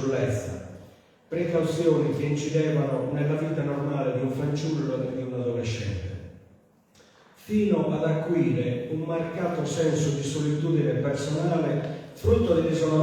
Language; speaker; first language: Italian; native; Italian